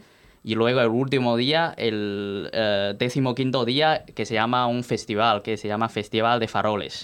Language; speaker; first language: Spanish; non-native, fluent; Chinese